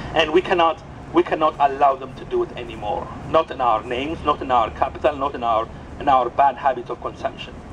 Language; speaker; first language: English; non-native, fluent; Amharic